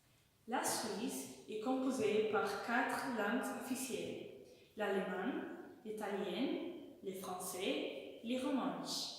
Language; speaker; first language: French; non-native, learner; Portuguese